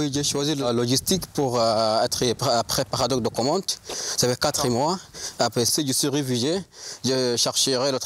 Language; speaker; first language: French; non-native, learner; Arabic